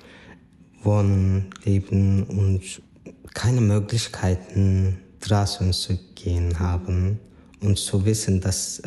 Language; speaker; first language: German; non-native, fluent; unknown